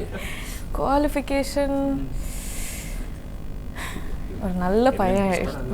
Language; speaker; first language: Tamil; non-native, learner; Kodava